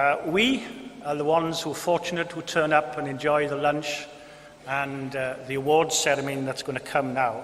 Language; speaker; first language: English; non-native, local second language; Welsh